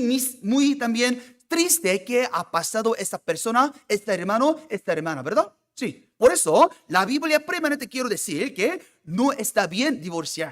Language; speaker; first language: Spanish; non-native, fluent; Korean